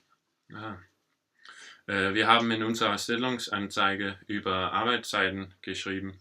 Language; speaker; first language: German; non-native, learner; Danish